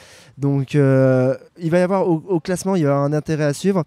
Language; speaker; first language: French; native; French